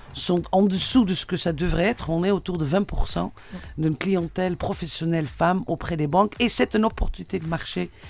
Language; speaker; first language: French; non-native, fluent; Dutch